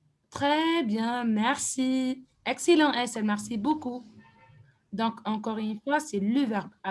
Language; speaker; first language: French; non-native, fluent; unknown